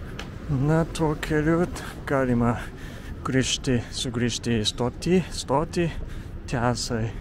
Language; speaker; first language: Lithuanian; non-native, learner; Japanese